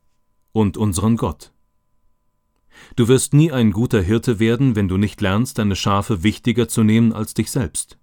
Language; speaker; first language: German; native; German